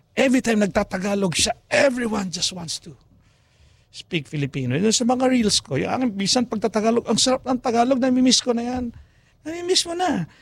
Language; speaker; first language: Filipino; non-native, local second language; Pampanga